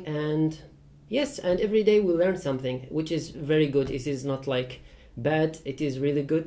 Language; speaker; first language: English; non-native, fluent; Persian